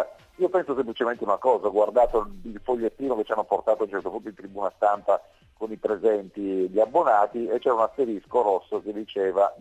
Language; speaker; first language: Italian; native; Italian